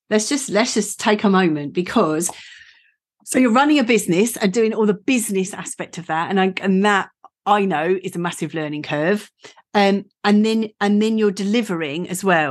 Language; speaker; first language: English; native; English